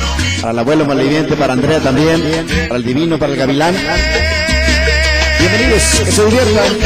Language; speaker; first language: Spanish; native; Spanish